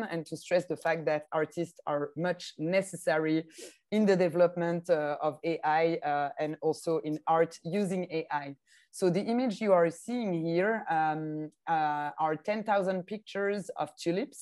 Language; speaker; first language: English; non-native, fluent; French